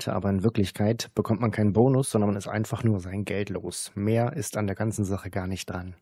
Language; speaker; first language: German; native; German